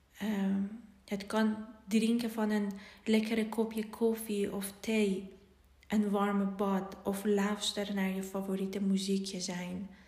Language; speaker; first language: Dutch; non-native, fluent; Persian